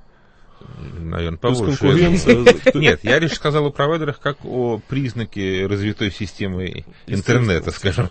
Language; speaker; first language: Russian; native; Russian